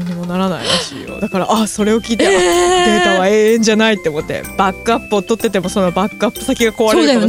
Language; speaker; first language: Japanese; native; Japanese